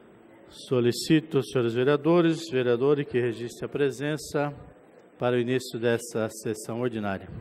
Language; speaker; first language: Portuguese; native; Portuguese